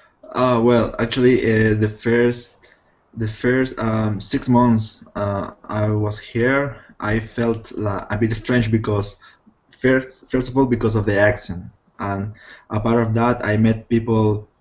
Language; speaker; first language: English; non-native, fluent; Spanish